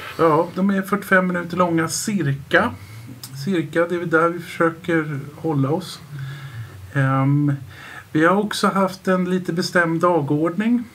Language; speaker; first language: Swedish; native; Swedish